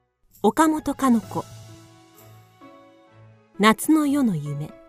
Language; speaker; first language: Japanese; native; Japanese